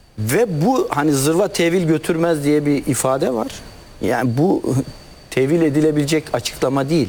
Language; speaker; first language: Turkish; native; Turkish